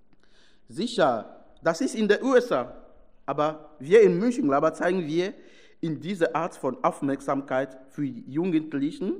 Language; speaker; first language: German; non-native, fluent; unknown